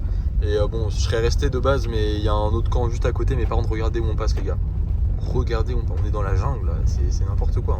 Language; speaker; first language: French; native; French